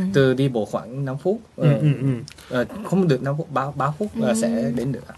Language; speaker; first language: Vietnamese; early bilingual, heritage; Vietnamese